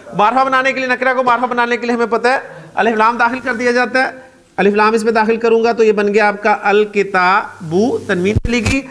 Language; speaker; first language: Urdu; native; Urdu